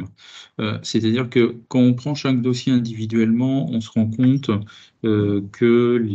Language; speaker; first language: French; native; French